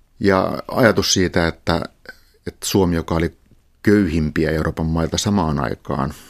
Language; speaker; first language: Finnish; native; Finnish